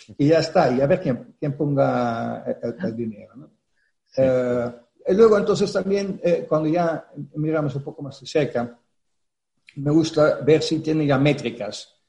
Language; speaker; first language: Spanish; non-native, fluent; Dutch